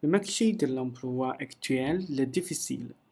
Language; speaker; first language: French; non-native, learner; Chinese